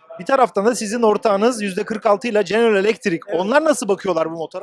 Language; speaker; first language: Turkish; native; Turkish